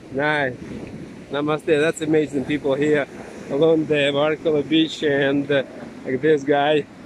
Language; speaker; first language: English; non-native, fluent; Russian